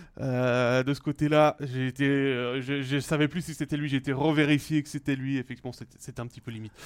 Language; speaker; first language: French; native; French